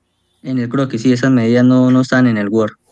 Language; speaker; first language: Spanish; native; Spanish